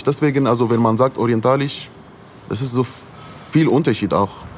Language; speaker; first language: German; non-native, fluent; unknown